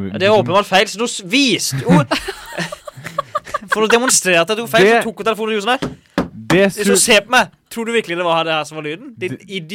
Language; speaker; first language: Norwegian; native; Norwegian